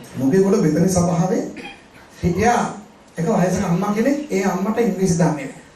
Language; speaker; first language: Sinhala; non-native, local second language; Tamil